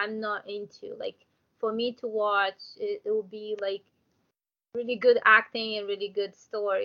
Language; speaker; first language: English; non-native, learner; Portuguese